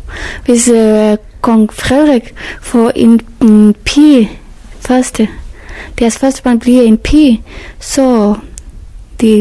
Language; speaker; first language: Danish; non-native, fluent; Persian